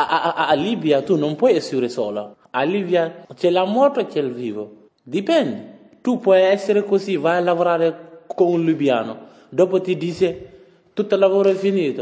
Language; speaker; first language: Italian; non-native, learner; French